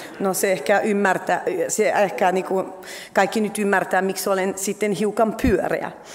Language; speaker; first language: Finnish; non-native, fluent; French